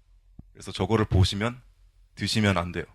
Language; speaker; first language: Korean; native; Korean